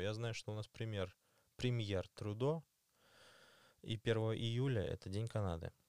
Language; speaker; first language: Russian; native; Russian